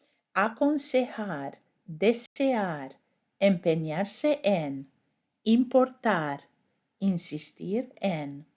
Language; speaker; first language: Spanish; non-native, fluent; English